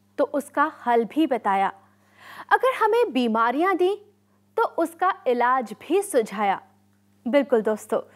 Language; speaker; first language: Hindi; native; Hindi